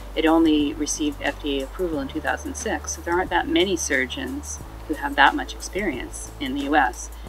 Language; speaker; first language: English; native; English